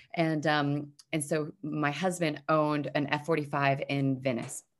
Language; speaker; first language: English; native; English